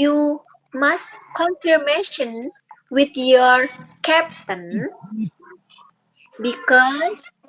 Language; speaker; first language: English; non-native, learner; Indonesian